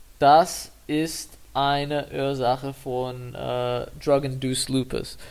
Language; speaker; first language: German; non-native, fluent; English